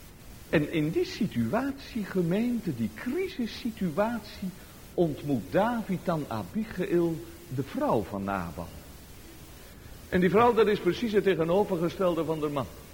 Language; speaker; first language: Dutch; native; Dutch